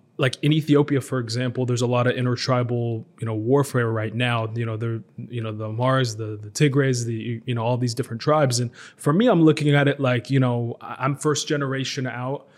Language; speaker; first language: English; native; English